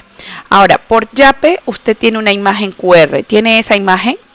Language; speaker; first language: Spanish; native; Spanish